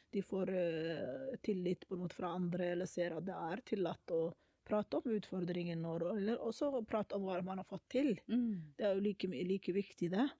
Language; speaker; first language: Norwegian; non-native, fluent; Somali